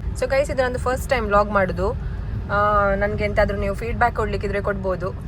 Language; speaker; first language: Kannada; non-native, local second language; Konkani